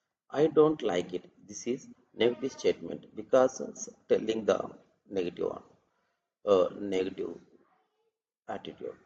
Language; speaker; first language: English; non-native, local second language; Telugu